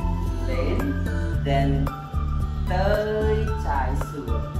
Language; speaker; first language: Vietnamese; non-native, learner; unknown